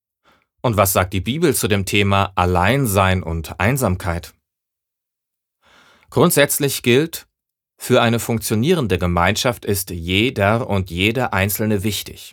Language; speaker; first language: German; native; German